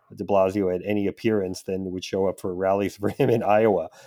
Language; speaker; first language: English; native; English